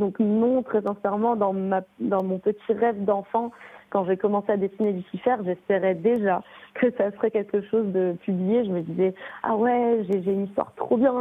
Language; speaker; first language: French; native; French